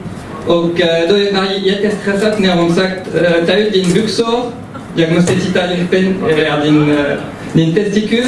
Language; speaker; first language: Swedish; early bilingual, heritage; French